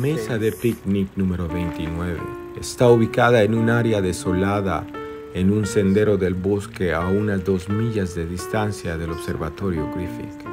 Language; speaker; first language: Spanish; native; Spanish